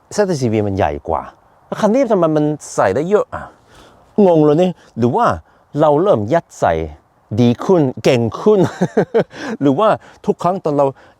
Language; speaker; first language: Thai; non-native, fluent; Norwegian